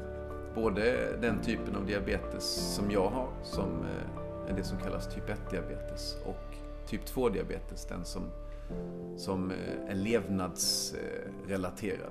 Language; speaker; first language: Swedish; native; Swedish